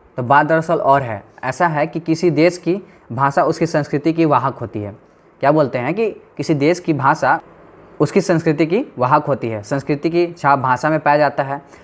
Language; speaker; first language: Hindi; native; Hindi